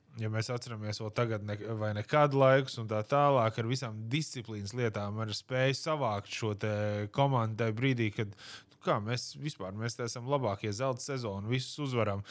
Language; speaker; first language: Latvian; native; Latvian